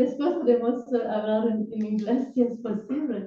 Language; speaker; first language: Spanish; non-native, learner; French